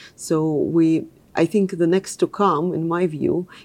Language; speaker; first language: English; non-native, fluent; Russian